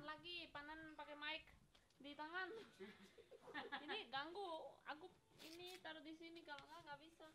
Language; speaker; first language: Indonesian; non-native, fluent; English